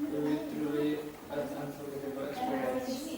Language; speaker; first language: English; non-native, learner; Indonesian